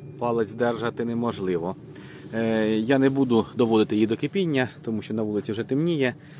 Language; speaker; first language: Ukrainian; native; Ukrainian